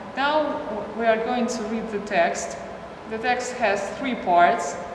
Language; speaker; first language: English; non-native, fluent; Russian